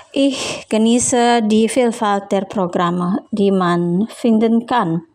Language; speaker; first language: German; non-native, fluent; Indonesian